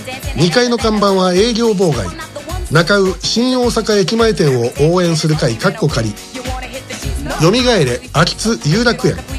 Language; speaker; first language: Japanese; native; Japanese